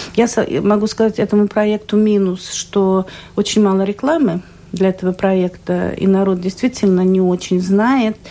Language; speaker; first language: Russian; native; Russian